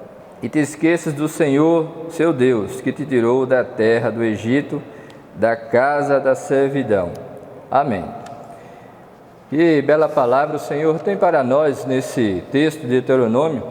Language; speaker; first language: Portuguese; native; Portuguese